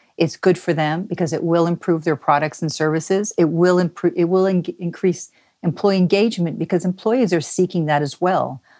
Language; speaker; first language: English; native; English